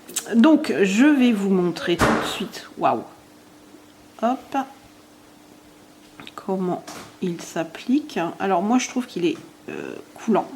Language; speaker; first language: French; native; French